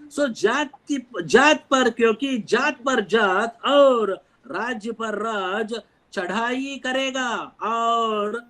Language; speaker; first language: Hindi; non-native, local second language; Telugu